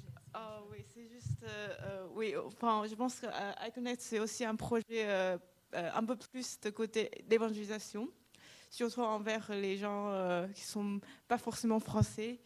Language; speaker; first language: French; non-native, fluent; Chinese